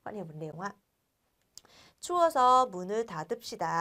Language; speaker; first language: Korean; non-native, fluent; Vietnamese